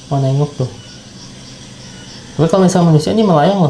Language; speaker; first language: Indonesian; native; Indonesian